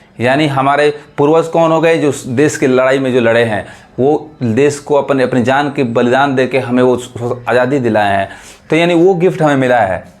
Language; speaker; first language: Hindi; native; Hindi